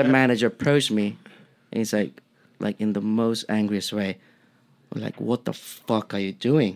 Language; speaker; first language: English; non-native, fluent; Spanish